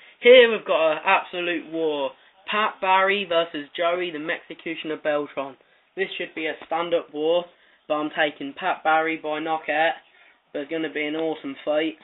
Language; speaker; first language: English; native; English